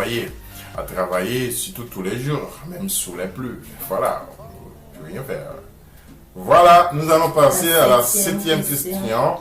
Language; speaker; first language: French; non-native, local second language; Haitian Creole